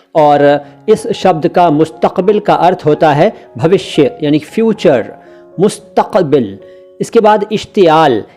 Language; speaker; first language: Hindi; native; Hindi